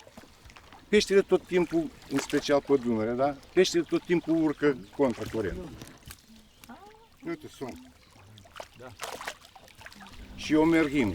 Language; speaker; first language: Romanian; native; Romanian